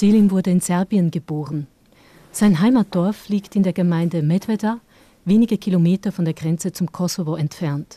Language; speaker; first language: German; native; German